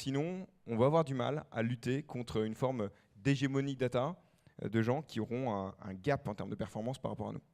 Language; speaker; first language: French; native; French